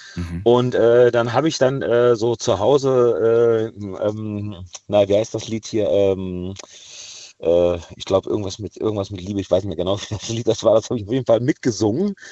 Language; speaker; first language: German; native; German